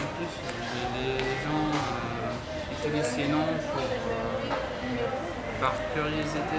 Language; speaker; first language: French; non-native, fluent; Arabic